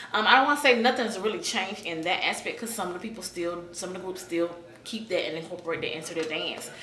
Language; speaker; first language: English; native; English